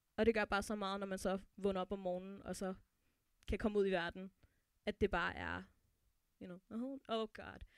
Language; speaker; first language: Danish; early bilingual, other home language; Arabic